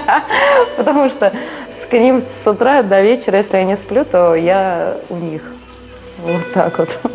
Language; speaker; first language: Russian; native; Russian